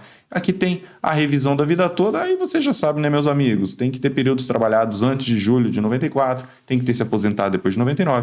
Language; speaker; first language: Portuguese; native; Portuguese